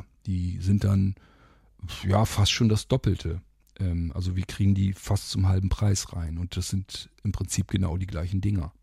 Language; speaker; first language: German; native; German